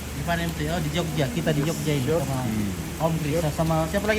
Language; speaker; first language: Indonesian; native; Indonesian